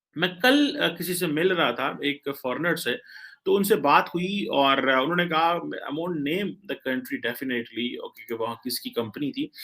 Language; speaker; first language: Urdu; native; Urdu